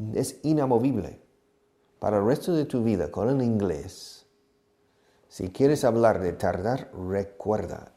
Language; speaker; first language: Spanish; non-native, fluent; English